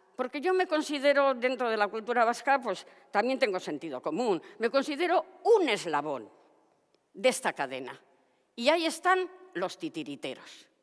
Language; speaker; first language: Basque; non-native, local second language; Spanish